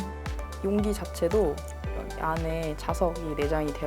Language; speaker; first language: Korean; native; Korean